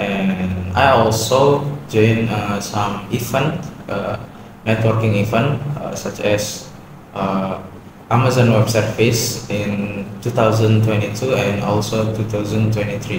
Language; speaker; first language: English; non-native, learner; Indonesian